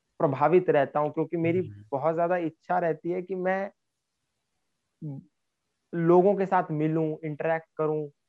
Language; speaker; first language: Hindi; native; Hindi